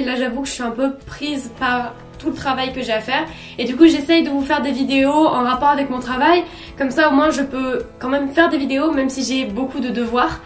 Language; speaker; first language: French; native; French